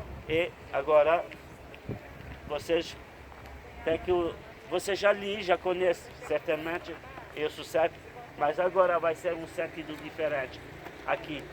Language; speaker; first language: Portuguese; non-native, fluent; Turkish